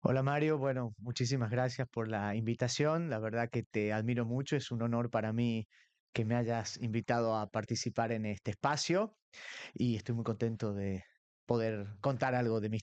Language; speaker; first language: Spanish; native; Spanish